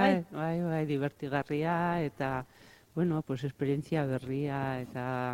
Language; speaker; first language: Basque; non-native, local second language; Spanish